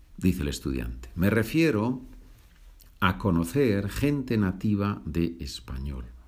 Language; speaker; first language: Spanish; native; Spanish